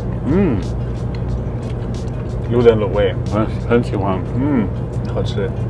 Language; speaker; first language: Chinese; non-native, fluent; German